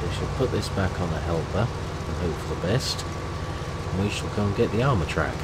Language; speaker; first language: English; native; English